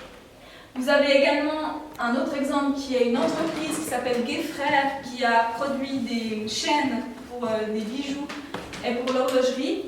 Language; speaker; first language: French; native; French